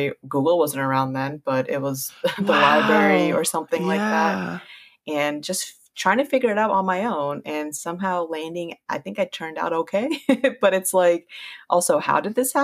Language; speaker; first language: English; early bilingual, other home language; Punjabi